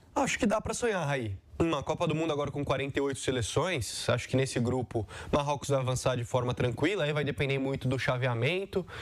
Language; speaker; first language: Portuguese; native; Portuguese